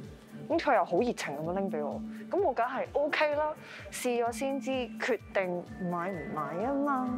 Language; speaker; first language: Cantonese; native; Cantonese